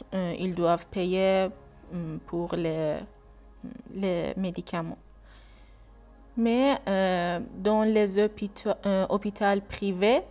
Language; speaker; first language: French; non-native, learner; Persian